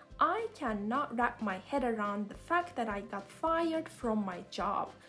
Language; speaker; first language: English; non-native, fluent; Turkish